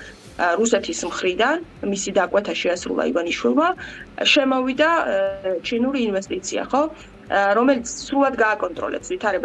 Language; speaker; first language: Georgian; native; Georgian